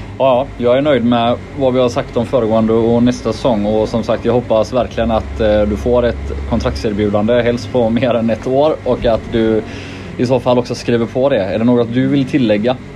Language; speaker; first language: Swedish; native; Swedish